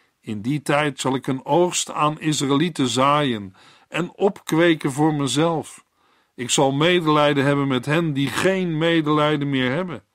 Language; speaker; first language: Dutch; native; Dutch